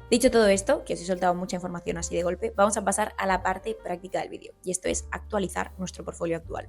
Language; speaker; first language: Spanish; native; Spanish